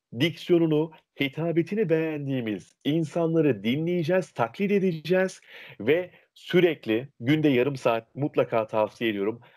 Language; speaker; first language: Turkish; native; Turkish